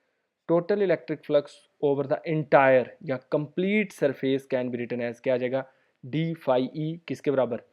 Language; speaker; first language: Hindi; native; Hindi